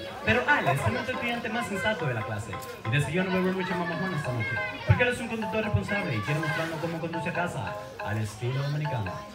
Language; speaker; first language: Spanish; native; Spanish